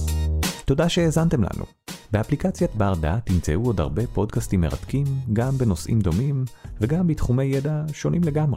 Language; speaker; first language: Hebrew; native; Hebrew